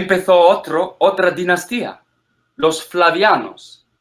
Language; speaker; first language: Spanish; non-native, fluent; English